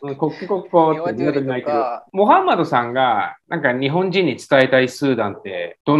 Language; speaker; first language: Japanese; native; Japanese